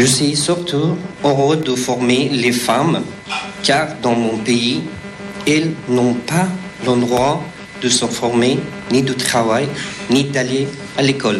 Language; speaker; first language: French; non-native, fluent; Persian